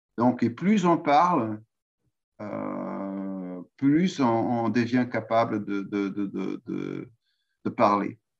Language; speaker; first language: French; non-native, fluent; Portuguese